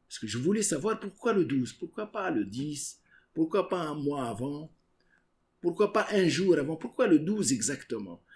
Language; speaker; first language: French; non-native, local second language; Arabic